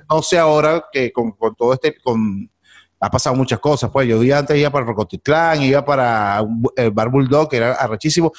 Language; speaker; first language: Spanish; native; Spanish